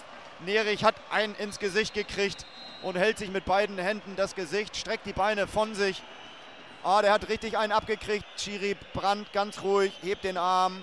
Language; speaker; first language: German; native; German